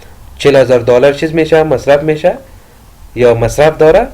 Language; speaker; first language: Persian; native; Persian